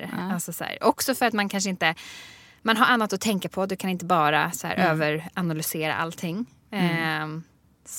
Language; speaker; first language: Swedish; native; Swedish